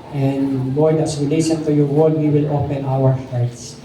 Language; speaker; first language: English; non-native, local second language; Filipino